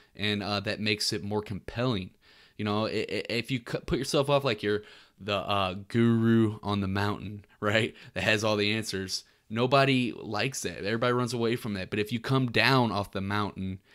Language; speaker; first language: English; native; English